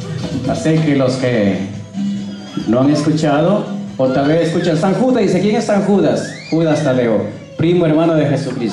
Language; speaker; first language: Spanish; native; Spanish